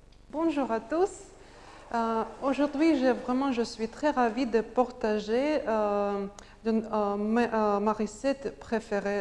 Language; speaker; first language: French; non-native, learner; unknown